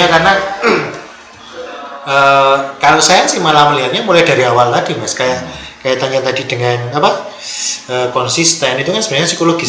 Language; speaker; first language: Indonesian; non-native, local second language; Javanese